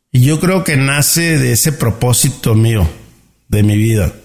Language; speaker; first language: Spanish; native; Spanish